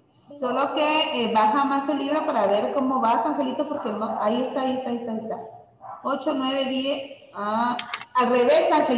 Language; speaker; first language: Spanish; native; Spanish